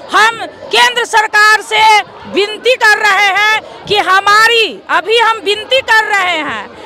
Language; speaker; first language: Hindi; native; Hindi